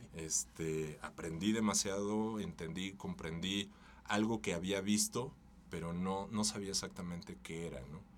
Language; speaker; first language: Spanish; native; Spanish